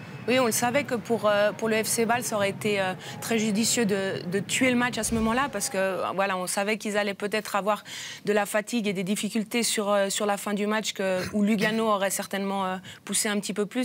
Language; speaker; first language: French; native; French